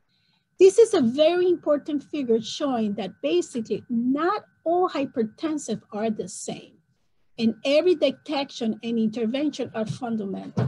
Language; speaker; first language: English; non-native, fluent; Spanish